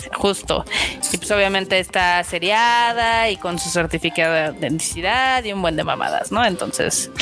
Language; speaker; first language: Spanish; native; Spanish